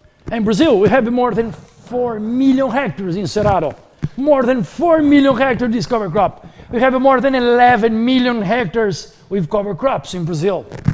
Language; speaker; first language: English; non-native, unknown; Portuguese